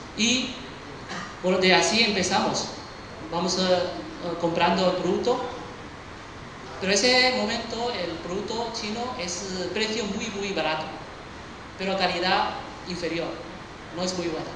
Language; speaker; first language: Spanish; early bilingual, other home language; Chinese